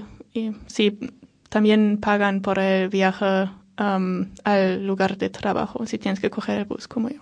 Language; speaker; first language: Spanish; non-native, fluent; German